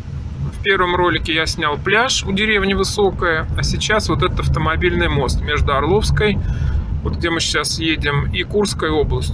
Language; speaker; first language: Russian; native; Russian